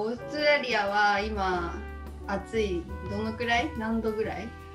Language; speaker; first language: Japanese; native; Japanese